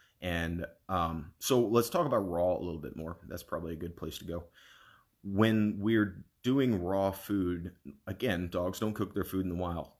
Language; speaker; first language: English; native; English